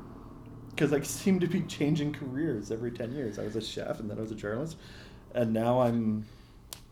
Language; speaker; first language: English; native; English